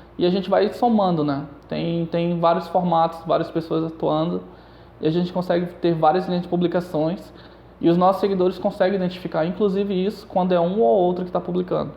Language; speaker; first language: Portuguese; native; Portuguese